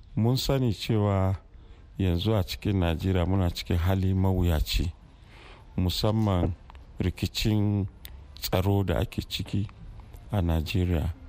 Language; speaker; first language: Hausa; non-native, local second language; Fula